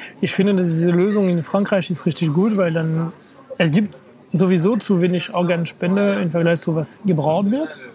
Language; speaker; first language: German; non-native, fluent; French